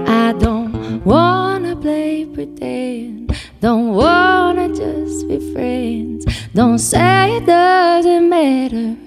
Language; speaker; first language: English; native; English